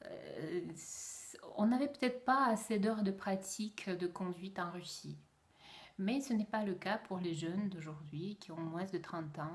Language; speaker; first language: French; non-native, fluent; Russian